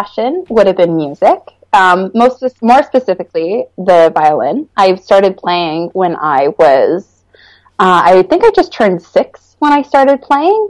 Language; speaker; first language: English; native; English